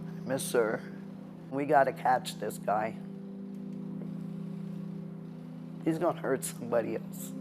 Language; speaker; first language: English; non-native, local second language; French